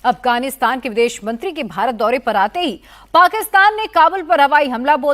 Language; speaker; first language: Hindi; native; Hindi